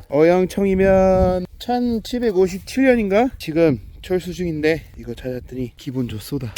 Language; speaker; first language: Korean; non-native, fluent; English